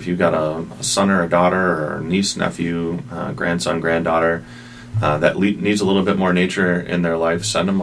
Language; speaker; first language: English; native; English